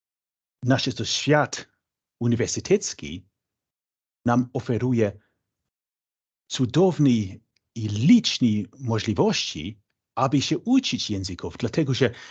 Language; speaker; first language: Polish; non-native, fluent; English